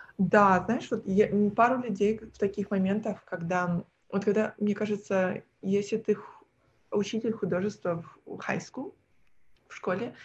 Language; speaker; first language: Russian; early bilingual, heritage; Russian